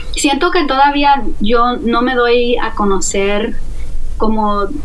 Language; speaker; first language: Spanish; native; Spanish